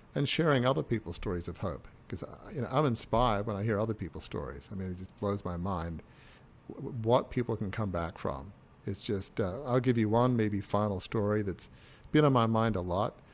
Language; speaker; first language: English; native; English